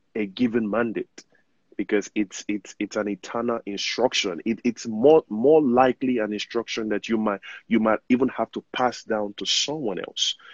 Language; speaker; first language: English; non-native, local second language; Yoruba